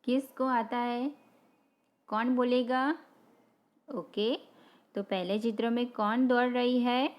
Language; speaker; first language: Hindi; non-native, local second language; Gujarati